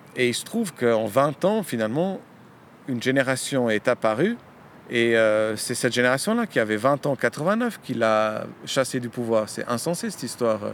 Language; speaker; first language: French; early bilingual, other home language; Romanian